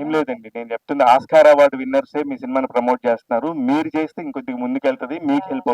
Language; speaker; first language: Telugu; native; Telugu